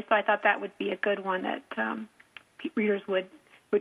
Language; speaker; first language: English; native; English